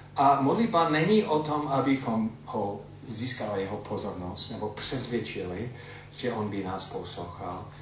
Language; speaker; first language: Czech; non-native, fluent; English